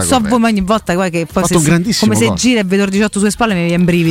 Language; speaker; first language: Italian; native; Italian